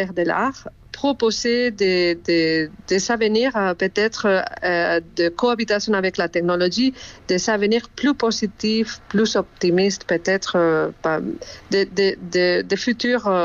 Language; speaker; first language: French; non-native, fluent; Spanish